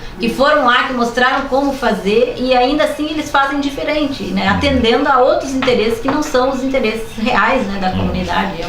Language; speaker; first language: Portuguese; native; Portuguese